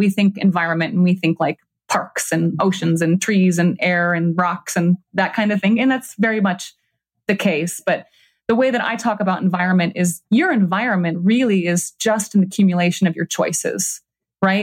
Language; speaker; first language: English; native; English